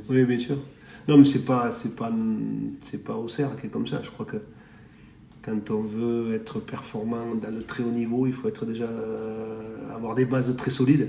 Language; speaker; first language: French; native; French